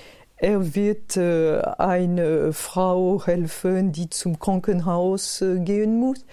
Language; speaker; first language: German; non-native, fluent; French